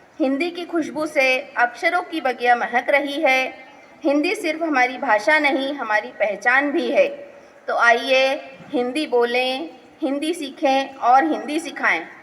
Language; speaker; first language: Hindi; native; Hindi